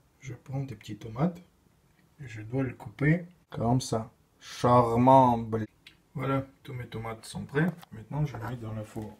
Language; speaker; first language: French; non-native, learner; Russian